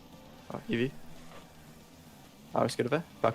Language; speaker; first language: Welsh; non-native, local second language; English